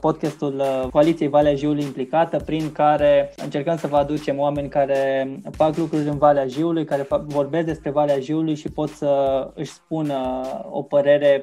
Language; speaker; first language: Romanian; native; Romanian